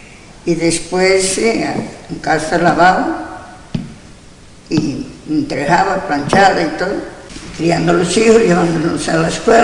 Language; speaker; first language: Spanish; non-native, local second language; Galician